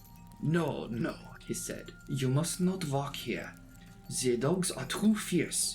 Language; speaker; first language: English; native; English